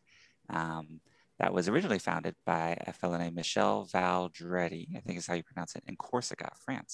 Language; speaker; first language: English; native; English